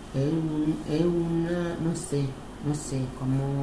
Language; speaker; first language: Spanish; non-native, local second language; Fang